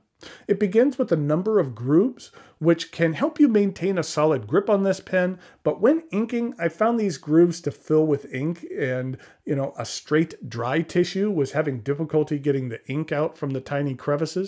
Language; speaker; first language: English; native; English